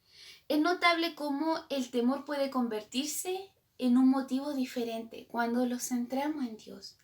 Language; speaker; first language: Spanish; native; Spanish